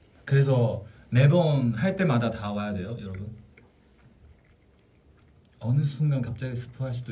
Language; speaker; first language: Korean; non-native, fluent; Chinese